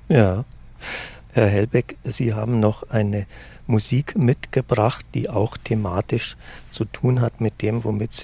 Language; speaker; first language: German; native; German